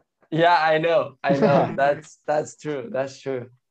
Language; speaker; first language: English; non-native, fluent; Spanish